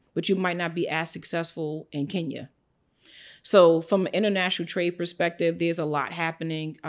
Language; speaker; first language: English; native; English